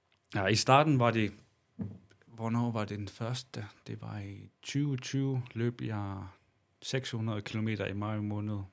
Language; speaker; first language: Danish; non-native, local second language; Kalaallisut